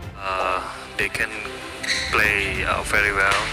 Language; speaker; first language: English; non-native, learner; Indonesian